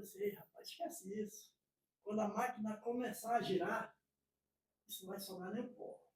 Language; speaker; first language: Portuguese; native; Portuguese